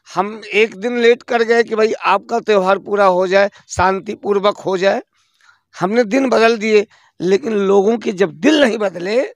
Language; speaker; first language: Hindi; native; Hindi